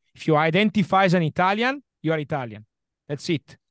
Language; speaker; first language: English; non-native, fluent; Italian